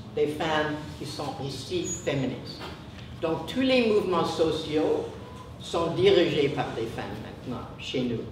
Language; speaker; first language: French; non-native, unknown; English